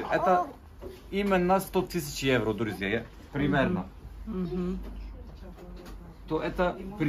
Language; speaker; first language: Russian; non-native, learner; Turkish